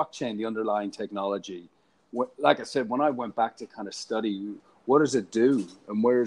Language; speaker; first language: English; native; English